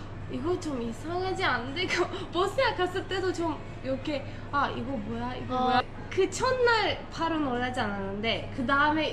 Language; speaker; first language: Korean; non-native, fluent; Turkish